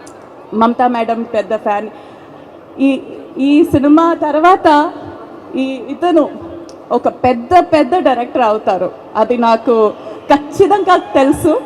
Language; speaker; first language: Telugu; non-native, learner; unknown